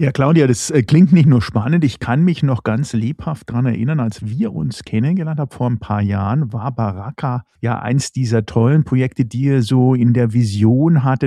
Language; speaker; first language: German; native; German